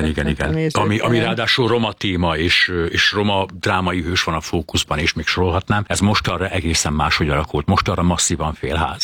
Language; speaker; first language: Hungarian; native; Hungarian